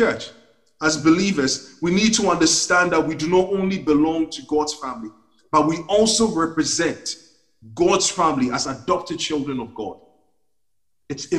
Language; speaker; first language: English; non-native, local second language; Akan